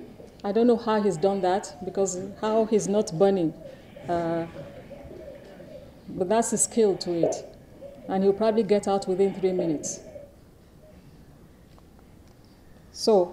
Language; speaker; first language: English; non-native, local second language; Yoruba